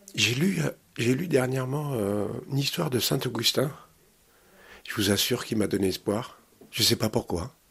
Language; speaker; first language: French; native; French